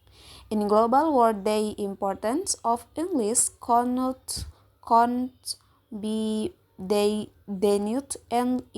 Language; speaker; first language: English; non-native, learner; Indonesian